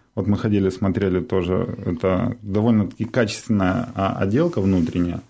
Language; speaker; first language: Russian; native; Russian